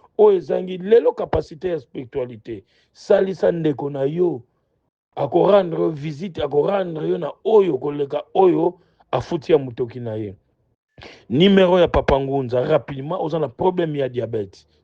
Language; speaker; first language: Lingala; non-native, local second language; Kongo